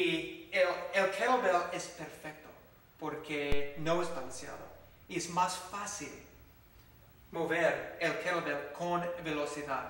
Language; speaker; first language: Spanish; non-native, fluent; English